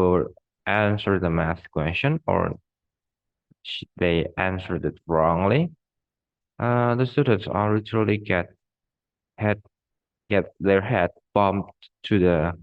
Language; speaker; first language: English; non-native, fluent; Indonesian